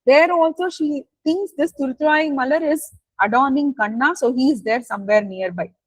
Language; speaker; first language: English; non-native, local second language; Tamil